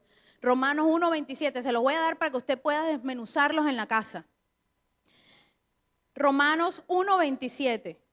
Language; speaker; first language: Spanish; native; Spanish